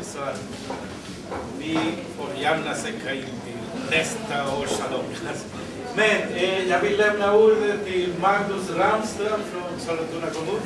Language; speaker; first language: Swedish; non-native, fluent; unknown